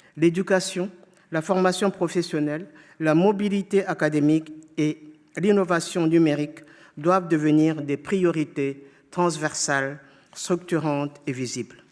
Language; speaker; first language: French; non-native, fluent; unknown